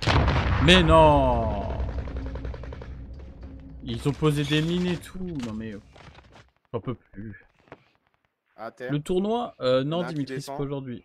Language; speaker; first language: French; native; French